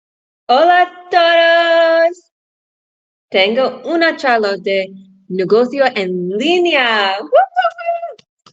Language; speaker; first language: Spanish; non-native, learner; English